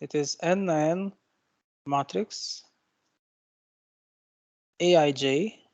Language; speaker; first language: Russian; native; Russian